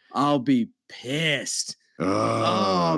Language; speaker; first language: English; native; English